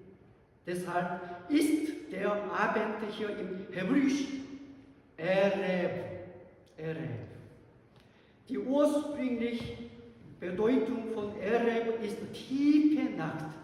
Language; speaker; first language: German; non-native, learner; Korean